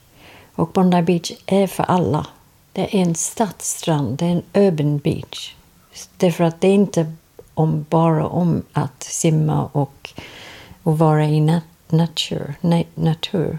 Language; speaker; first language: Swedish; non-native, fluent; English